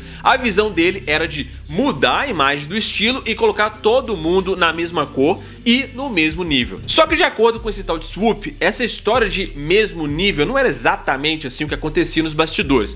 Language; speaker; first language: Portuguese; native; Portuguese